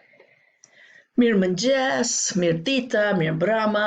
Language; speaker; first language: Albanian; non-native, learner; English